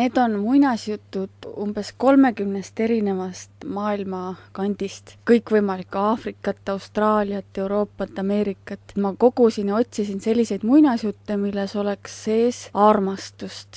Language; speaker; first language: Estonian; native; Estonian